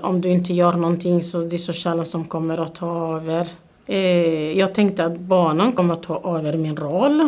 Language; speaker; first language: Swedish; non-native, fluent; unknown